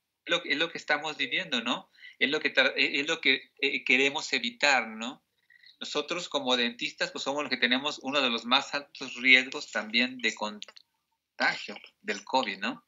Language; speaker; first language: Spanish; native; Spanish